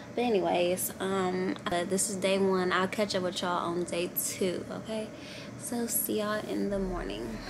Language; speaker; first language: English; native; English